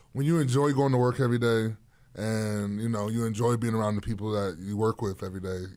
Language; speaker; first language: English; native; English